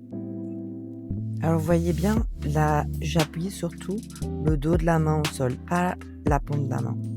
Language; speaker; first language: French; native; French